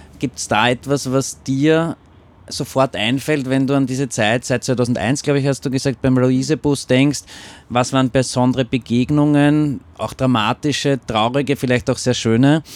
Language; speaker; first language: German; native; German